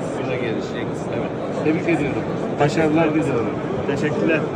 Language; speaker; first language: Turkish; native; Turkish